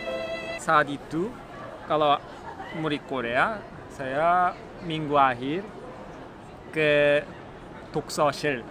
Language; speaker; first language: Indonesian; non-native, learner; Korean